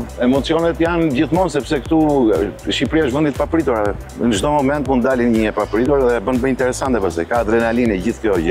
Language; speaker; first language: Albanian; native; Albanian